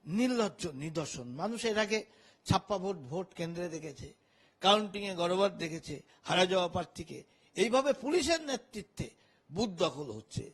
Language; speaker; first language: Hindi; non-native, local second language; Bangla